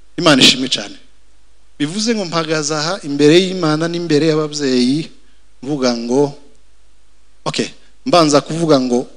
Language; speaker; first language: Kinyarwanda; native; Kinyarwanda